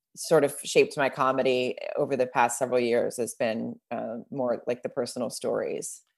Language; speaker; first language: English; native; English